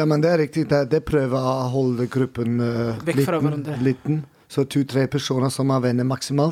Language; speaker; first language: Norwegian; non-native, learner; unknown